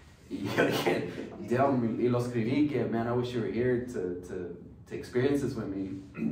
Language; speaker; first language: English; early bilingual, other home language; Spanish